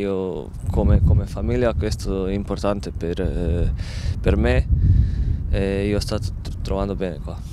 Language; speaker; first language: Italian; non-native, learner; Croatian